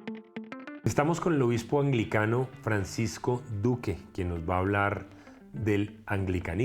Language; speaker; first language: Spanish; native; Spanish